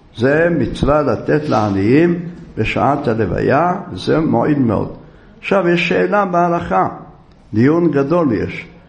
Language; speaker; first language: Hebrew; native; Hebrew